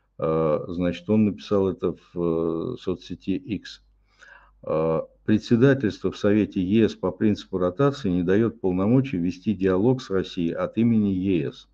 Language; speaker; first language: Russian; native; Russian